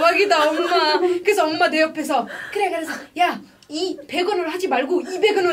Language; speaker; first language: Korean; non-native, fluent; Arabic